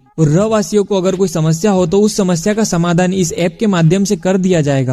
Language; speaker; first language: Hindi; native; Hindi